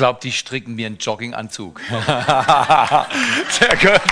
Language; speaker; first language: German; native; German